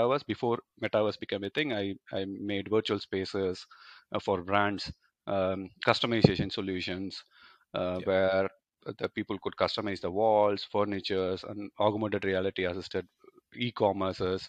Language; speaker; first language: English; non-native, local second language; Tamil